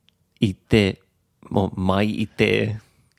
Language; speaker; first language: Māori; non-native, local second language; English